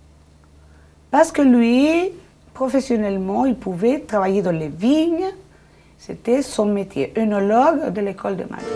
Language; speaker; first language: French; non-native, fluent; Spanish